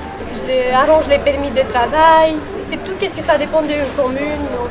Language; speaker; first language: French; early bilingual, other home language; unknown